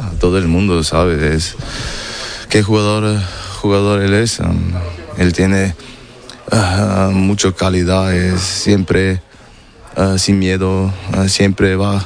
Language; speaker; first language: Spanish; non-native, fluent; German